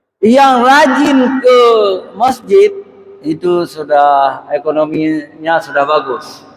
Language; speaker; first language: Malay; non-native, local second language; Achinese